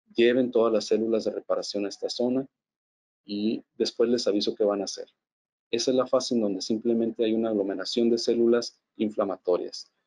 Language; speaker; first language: Spanish; native; Spanish